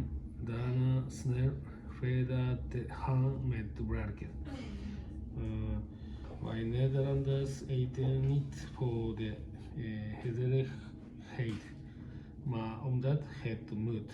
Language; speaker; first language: Dutch; non-native, learner; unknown